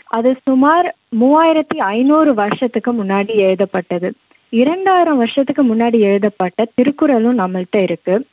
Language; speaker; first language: Tamil; early bilingual, heritage; Tamil